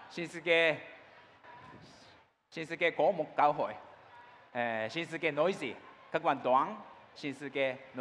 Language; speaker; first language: Vietnamese; non-native, learner; Japanese